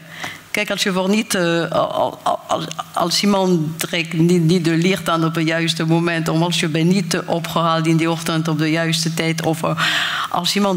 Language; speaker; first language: Dutch; non-native, fluent; French